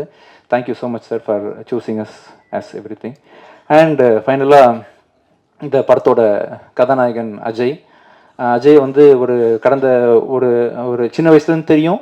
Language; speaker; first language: Tamil; native; Tamil